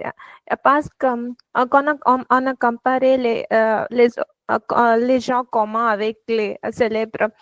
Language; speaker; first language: French; non-native, learner; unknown